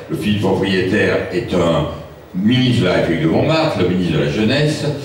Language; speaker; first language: French; native; French